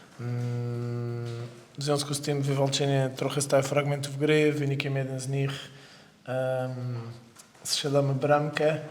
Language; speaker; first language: Polish; non-native, fluent; Portuguese